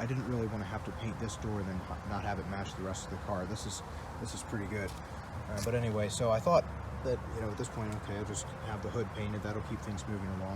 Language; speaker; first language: English; native; English